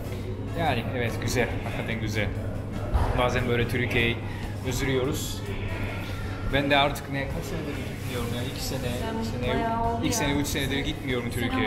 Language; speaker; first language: Turkish; non-native, fluent; Japanese